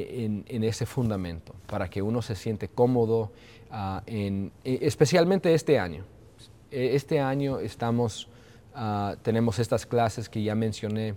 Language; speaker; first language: Spanish; early bilingual, heritage; Spanish